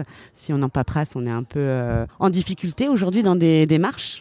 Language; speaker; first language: French; native; French